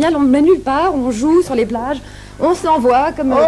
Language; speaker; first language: French; native; French